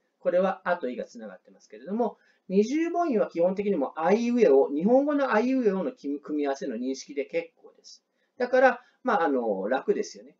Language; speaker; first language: Japanese; native; Japanese